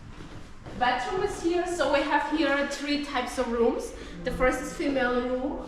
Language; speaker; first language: English; non-native, learner; Armenian